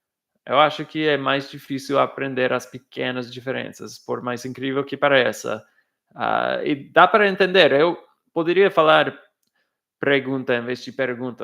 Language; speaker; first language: Portuguese; non-native, fluent; English